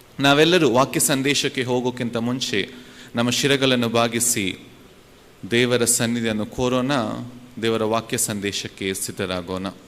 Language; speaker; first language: Kannada; non-native, local second language; Telugu